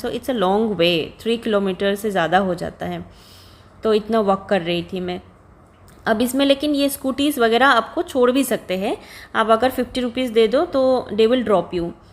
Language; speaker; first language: Hindi; non-native, local second language; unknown